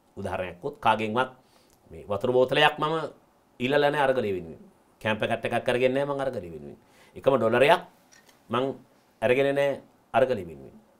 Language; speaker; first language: Sinhala; native; Sinhala